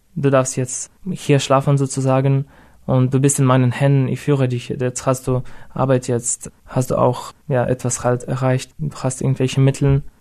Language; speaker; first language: German; non-native, fluent; Russian